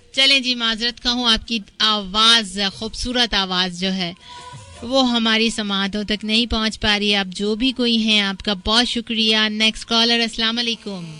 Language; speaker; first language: Urdu; non-native, local second language; Sindhi